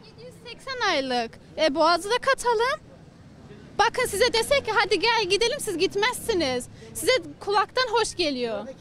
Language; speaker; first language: Turkish; early bilingual, heritage; Turkish